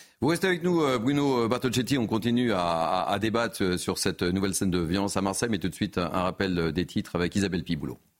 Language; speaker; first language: French; native; French